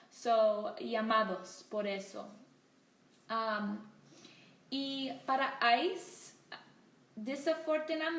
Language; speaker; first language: Spanish; non-native, learner; English